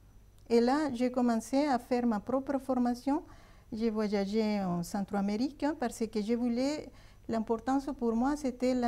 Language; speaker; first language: French; non-native, fluent; Spanish